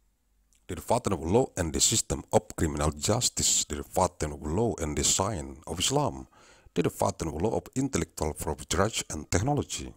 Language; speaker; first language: English; non-native, learner; Indonesian